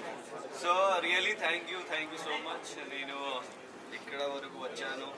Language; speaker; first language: Telugu; non-native, learner; Hindi